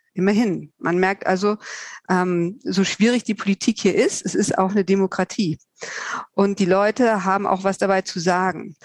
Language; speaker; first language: German; non-native, fluent; Russian